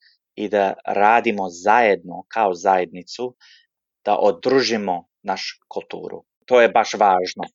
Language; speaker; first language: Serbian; early bilingual, heritage; Serbian